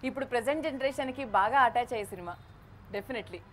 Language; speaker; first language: Telugu; native; Telugu